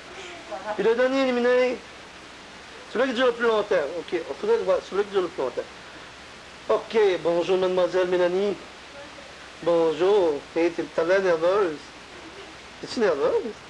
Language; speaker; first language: French; native; French